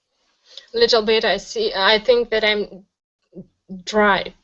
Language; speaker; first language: English; non-native, learner; Russian